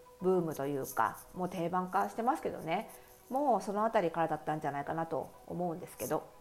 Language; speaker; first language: Japanese; native; Japanese